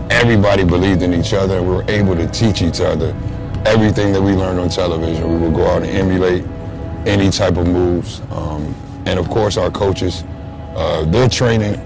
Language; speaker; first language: English; native; English